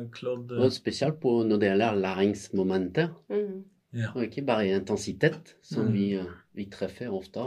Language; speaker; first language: Norwegian; non-native, fluent; French